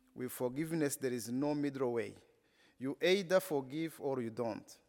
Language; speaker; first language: English; non-native, local second language; Kinyarwanda